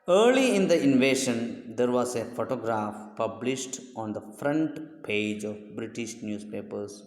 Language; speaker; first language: English; non-native, local second language; Malayalam